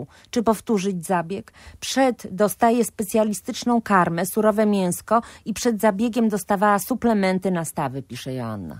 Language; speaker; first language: Polish; native; Polish